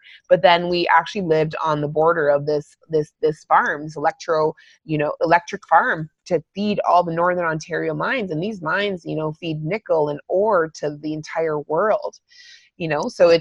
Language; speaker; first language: English; native; English